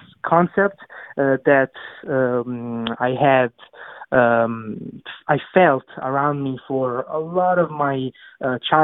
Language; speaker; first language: English; non-native, fluent; Italian